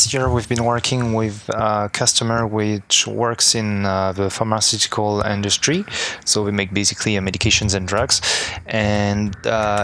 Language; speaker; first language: English; non-native, fluent; French